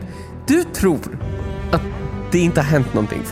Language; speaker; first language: Swedish; native; Swedish